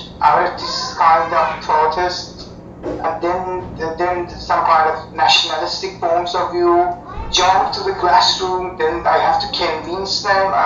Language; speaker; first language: English; non-native, fluent; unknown